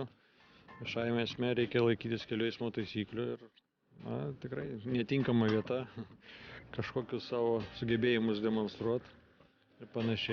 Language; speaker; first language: Lithuanian; native; Lithuanian